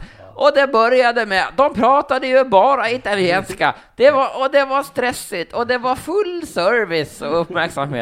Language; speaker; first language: Swedish; native; Swedish